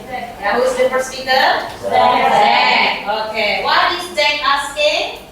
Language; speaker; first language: English; non-native, fluent; Indonesian